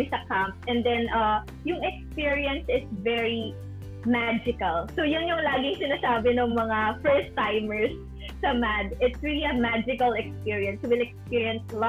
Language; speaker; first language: English; non-native, local second language; Bikol